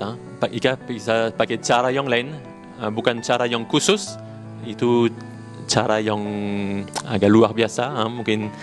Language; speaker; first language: Indonesian; non-native, learner; French